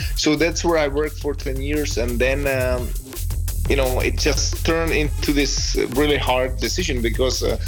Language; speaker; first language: English; non-native, fluent; Czech